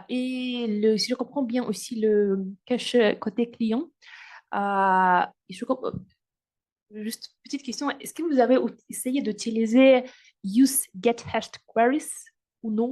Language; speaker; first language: French; non-native, fluent; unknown